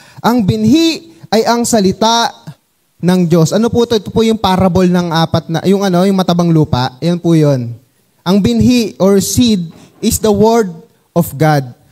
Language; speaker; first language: Filipino; non-native, local second language; Cebuano